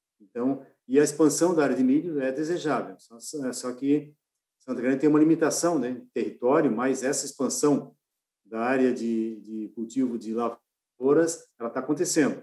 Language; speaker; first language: Portuguese; native; Portuguese